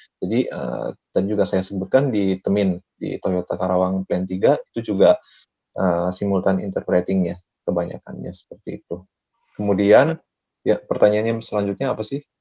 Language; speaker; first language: Indonesian; native; Indonesian